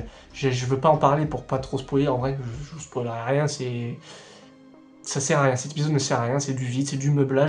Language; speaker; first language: French; native; French